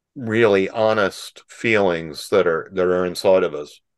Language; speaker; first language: English; native; English